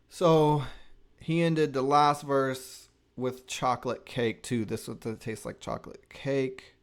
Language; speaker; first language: English; native; English